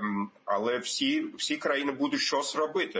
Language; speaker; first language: Ukrainian; non-native, fluent; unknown